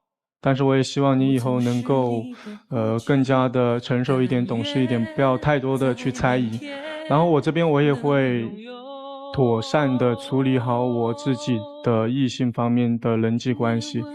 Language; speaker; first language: Chinese; native; Chinese